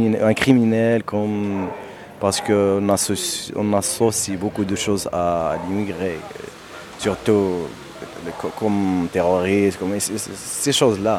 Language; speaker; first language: French; non-native, local second language; Berber languages